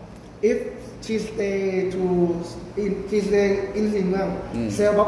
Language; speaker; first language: English; non-native, learner; Thai